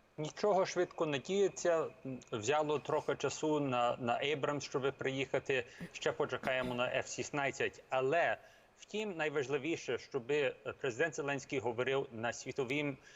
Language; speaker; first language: Ukrainian; early bilingual, heritage; Ukrainian